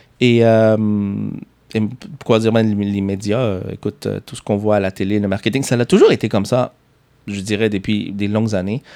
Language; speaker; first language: French; non-native, fluent; Spanish